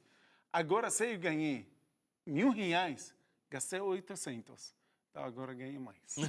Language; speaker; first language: Portuguese; non-native, learner; Arabic